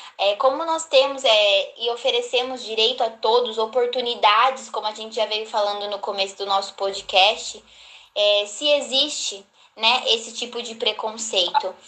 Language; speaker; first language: Portuguese; native; Portuguese